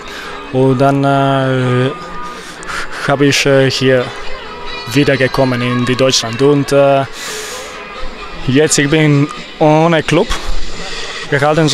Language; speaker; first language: German; non-native, learner; Croatian